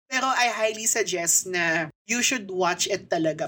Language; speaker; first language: English; non-native, local second language; Filipino